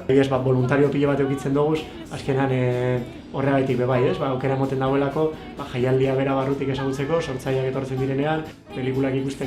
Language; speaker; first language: Basque; native; Basque